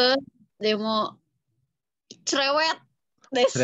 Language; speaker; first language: Japanese; non-native, learner; Indonesian